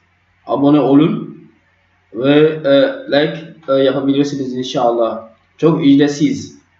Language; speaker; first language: Turkish; non-native, learner; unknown